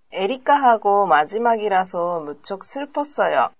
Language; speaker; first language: Korean; non-native, learner; Japanese